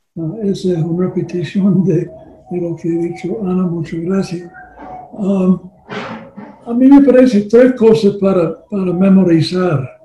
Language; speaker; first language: Spanish; non-native, learner; English